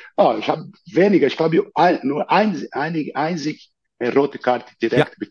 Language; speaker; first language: German; non-native, learner; Portuguese